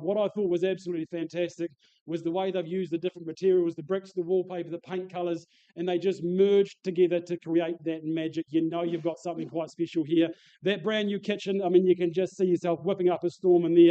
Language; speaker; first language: English; native; English